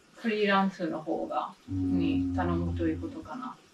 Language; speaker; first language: Japanese; non-native, learner; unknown